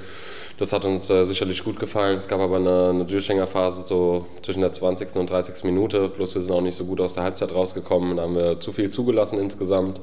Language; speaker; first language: German; native; German